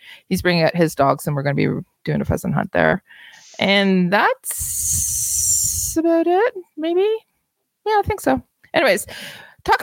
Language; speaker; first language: English; native; English